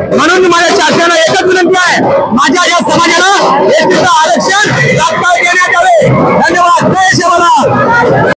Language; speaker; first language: Marathi; non-native, local second language; Lambadi